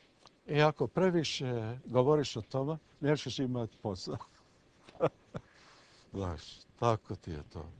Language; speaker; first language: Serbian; early bilingual, heritage; English